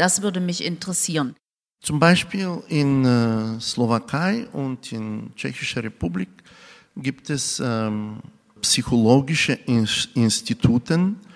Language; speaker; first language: German; non-native, fluent; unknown